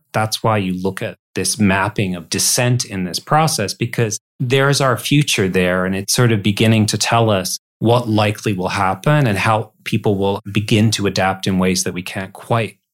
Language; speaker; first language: English; native; English